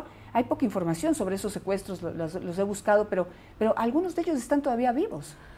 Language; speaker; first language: Spanish; native; Spanish